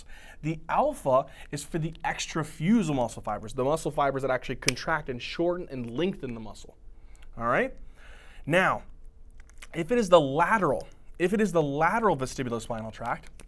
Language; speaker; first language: English; native; English